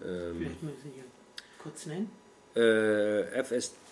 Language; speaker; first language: German; non-native, fluent; Arabic